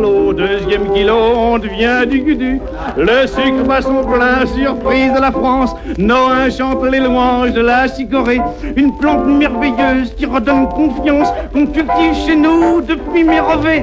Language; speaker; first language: French; native; French